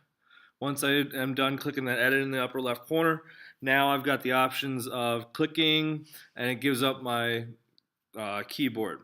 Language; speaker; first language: English; native; English